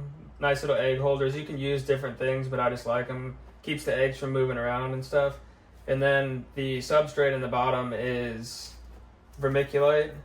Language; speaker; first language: English; native; English